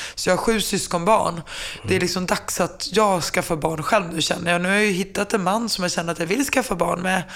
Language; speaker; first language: Swedish; early bilingual, other home language; Finnish